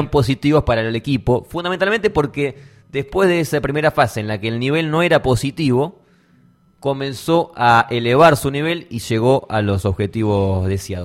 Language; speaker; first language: Spanish; native; Spanish